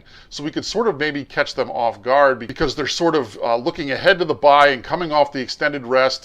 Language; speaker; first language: English; native; English